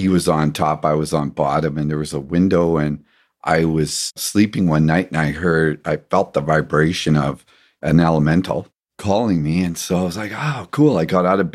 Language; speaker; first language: English; native; English